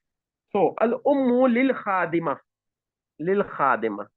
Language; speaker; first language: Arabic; non-native, fluent; Hindi